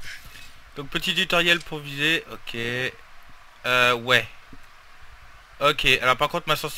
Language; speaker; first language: French; native; French